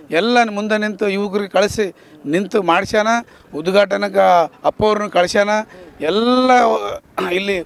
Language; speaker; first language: Kannada; native; Kannada